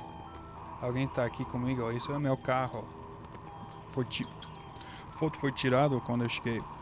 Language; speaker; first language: Portuguese; non-native, fluent; English